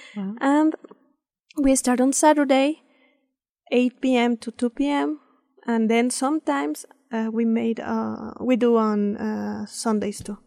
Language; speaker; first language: English; non-native, fluent; Spanish